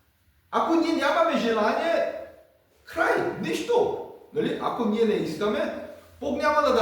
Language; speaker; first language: Bulgarian; non-native, learner; Korean